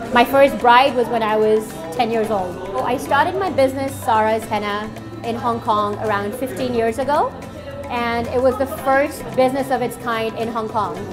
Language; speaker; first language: English; non-native, local second language; Urdu